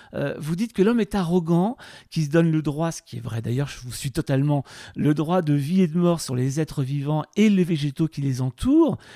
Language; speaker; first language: French; native; French